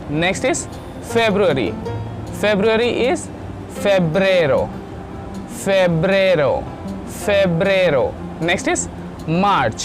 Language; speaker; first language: English; non-native, local second language; Hindi